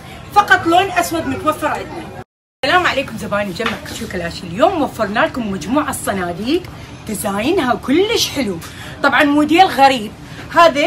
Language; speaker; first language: Arabic; native; Arabic